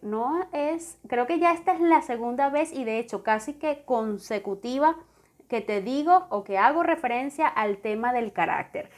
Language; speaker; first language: Spanish; native; Spanish